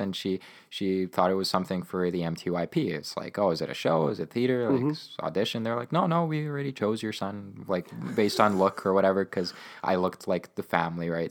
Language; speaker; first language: English; non-native, fluent; Ukrainian